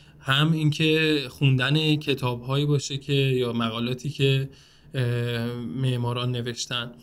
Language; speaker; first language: Persian; native; Persian